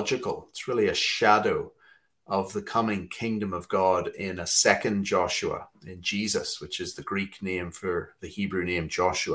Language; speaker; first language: English; native; English